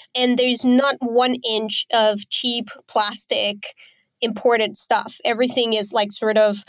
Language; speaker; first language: English; non-native, fluent; Romanian